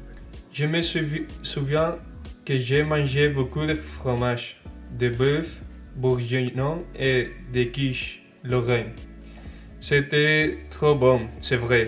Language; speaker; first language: French; non-native, fluent; Spanish